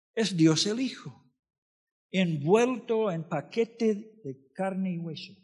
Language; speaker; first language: Spanish; non-native, fluent; English